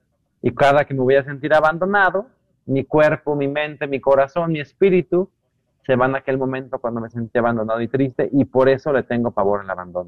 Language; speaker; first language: Spanish; native; Spanish